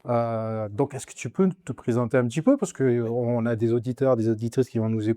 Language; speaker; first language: French; native; French